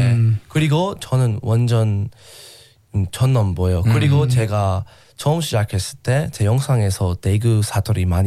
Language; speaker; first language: Korean; non-native, learner; English